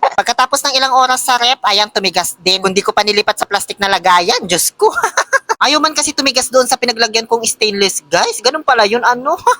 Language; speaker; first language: Filipino; non-native, local second language; Pangasinan